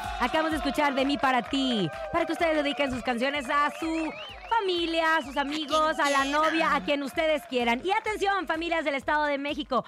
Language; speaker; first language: Spanish; native; Spanish